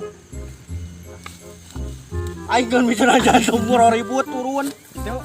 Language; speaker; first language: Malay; non-native, local second language; Sundanese